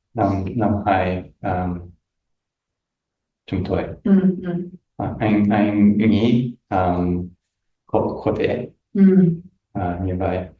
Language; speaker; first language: Vietnamese; non-native, learner; English